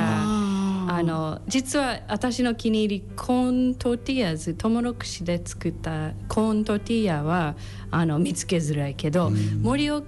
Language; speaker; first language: Japanese; non-native, learner; English